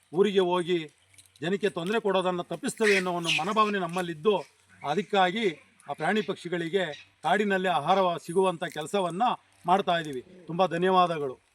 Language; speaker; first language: Kannada; native; Kannada